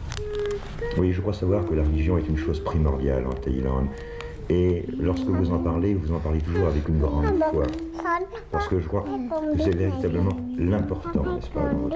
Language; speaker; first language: French; native; French